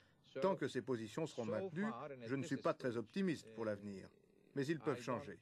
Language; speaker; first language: French; non-native, fluent; Turkish